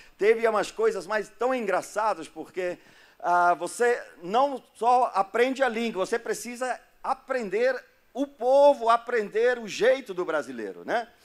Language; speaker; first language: Portuguese; non-native, fluent; German